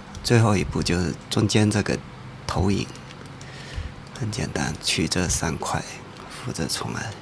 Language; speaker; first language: Chinese; native; Chinese